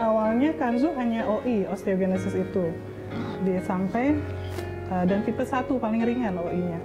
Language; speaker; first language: Indonesian; native; Indonesian